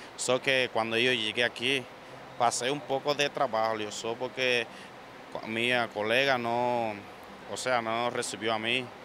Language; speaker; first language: Portuguese; non-native, learner; Spanish